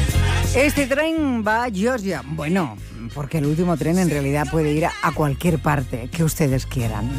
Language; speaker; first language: Spanish; native; Spanish